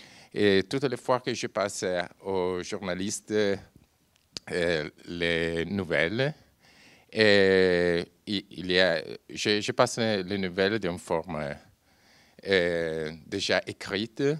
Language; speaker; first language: French; non-native, fluent; Italian